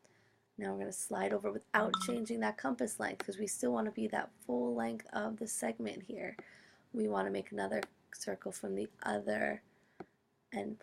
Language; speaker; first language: English; native; English